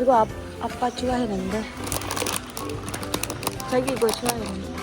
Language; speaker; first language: Korean; non-native, learner; Indonesian